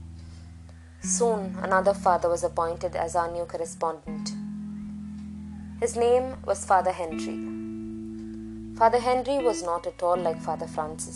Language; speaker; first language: English; non-native, local second language; Malayalam